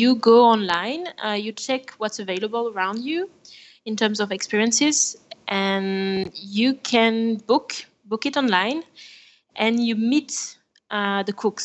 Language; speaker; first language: English; non-native, fluent; French